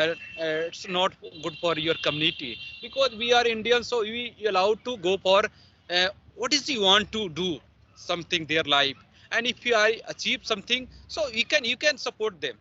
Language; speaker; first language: English; non-native, learner; Hindi